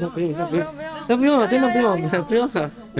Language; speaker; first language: Chinese; native; Chinese